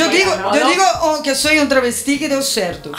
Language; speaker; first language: Spanish; non-native, fluent; Portuguese